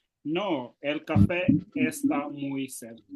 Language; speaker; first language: Spanish; non-native, learner; Swahili